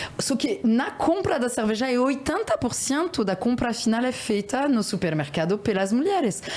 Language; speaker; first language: Portuguese; non-native, fluent; French